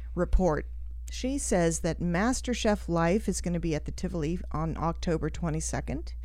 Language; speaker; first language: English; native; English